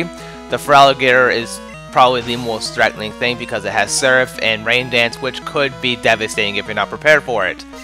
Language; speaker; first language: English; native; English